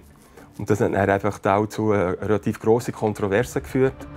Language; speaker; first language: German; native; German